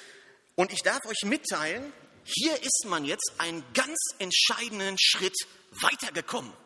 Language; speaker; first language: German; native; German